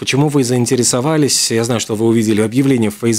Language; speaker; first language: Russian; native; Russian